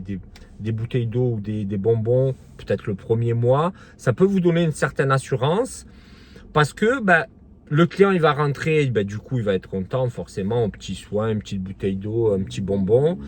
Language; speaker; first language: French; native; French